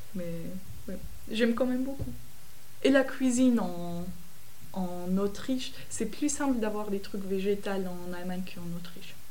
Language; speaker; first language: French; non-native, fluent; German